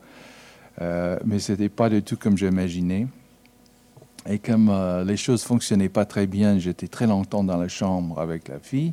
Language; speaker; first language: French; non-native, fluent; English